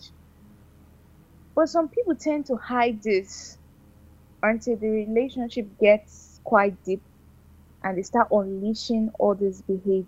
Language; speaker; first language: English; non-native, local second language; Igbo